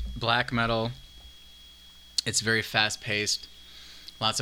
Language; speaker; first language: English; native; English